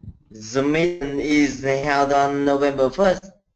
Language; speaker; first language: English; non-native, learner; Vietnamese